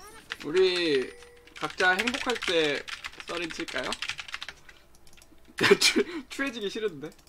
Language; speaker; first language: Korean; native; Korean